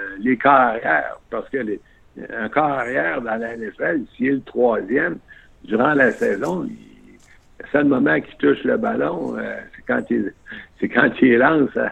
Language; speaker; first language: French; native; French